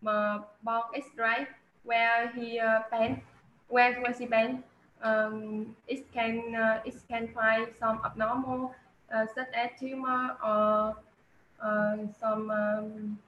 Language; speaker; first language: English; non-native, learner; Vietnamese